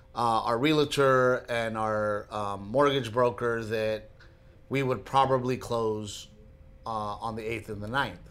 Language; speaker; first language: English; native; English